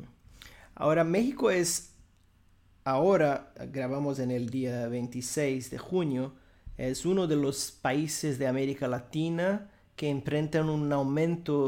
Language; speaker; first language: Spanish; non-native, fluent; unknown